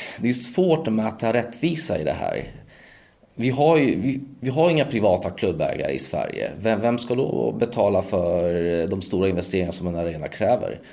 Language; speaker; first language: Swedish; early bilingual, other home language; Polish